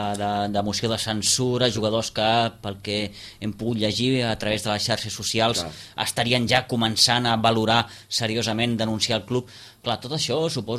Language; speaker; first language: Catalan; native; Catalan